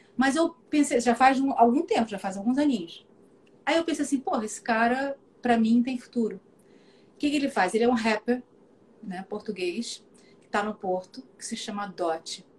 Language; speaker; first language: Portuguese; native; Portuguese